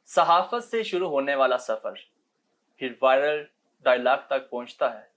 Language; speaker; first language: Urdu; non-native, local second language; Punjabi